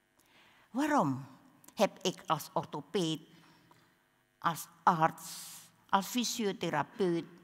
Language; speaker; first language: Dutch; non-native, learner; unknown